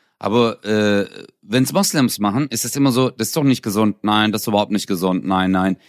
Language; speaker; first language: German; early bilingual, other home language; Turkish